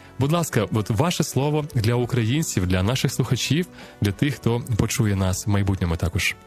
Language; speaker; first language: Ukrainian; native; Ukrainian